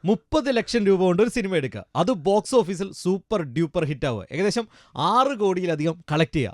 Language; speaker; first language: Malayalam; native; Malayalam